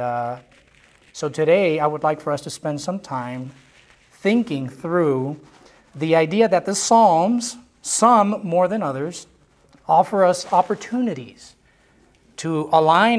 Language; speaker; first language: English; non-native, local second language; Spanish